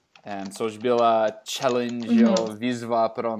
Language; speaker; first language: Czech; non-native, learner; English